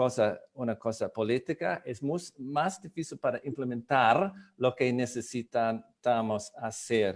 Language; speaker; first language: Spanish; non-native, fluent; English